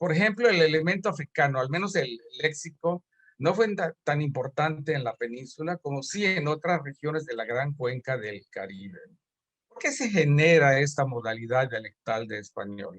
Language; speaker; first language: Spanish; native; Spanish